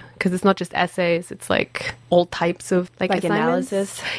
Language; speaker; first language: English; non-native, fluent; German